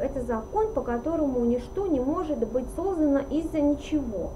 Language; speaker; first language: Russian; native; Russian